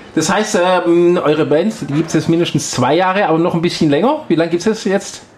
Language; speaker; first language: German; native; German